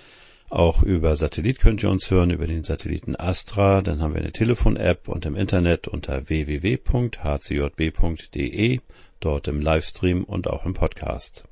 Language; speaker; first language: German; native; German